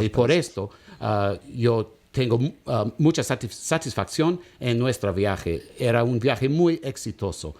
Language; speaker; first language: Spanish; non-native, learner; English